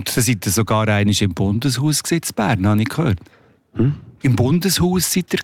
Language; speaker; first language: German; native; German